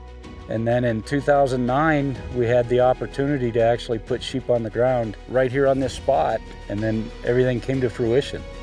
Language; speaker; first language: English; native; English